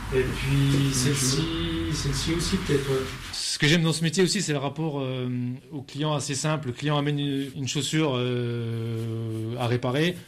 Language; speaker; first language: French; native; French